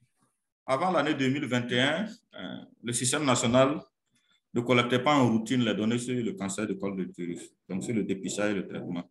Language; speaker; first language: French; non-native, local second language; Mossi